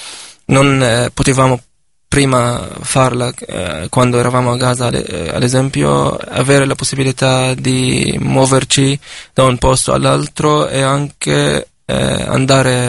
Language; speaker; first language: Italian; non-native, fluent; Arabic